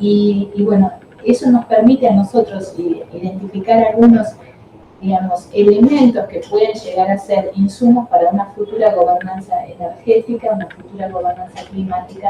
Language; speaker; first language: Spanish; native; Spanish